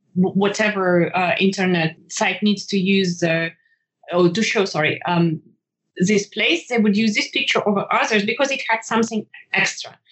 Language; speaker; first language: English; non-native, fluent; Ukrainian